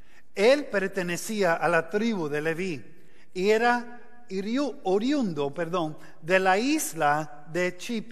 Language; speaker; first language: Spanish; non-native, fluent; English